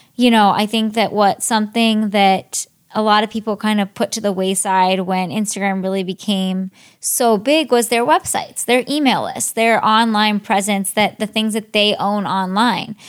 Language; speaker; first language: English; native; English